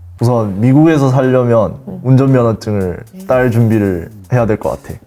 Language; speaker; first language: Korean; early bilingual, heritage; Korean